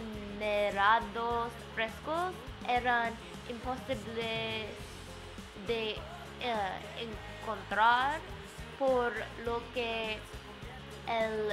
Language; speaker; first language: Spanish; non-native, learner; English